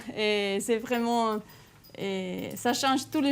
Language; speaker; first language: French; non-native, fluent; Spanish